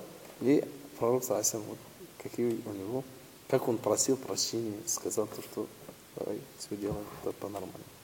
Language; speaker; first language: Russian; non-native, local second language; Tatar